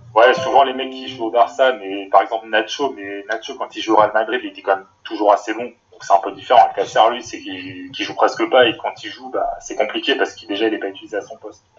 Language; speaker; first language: French; native; French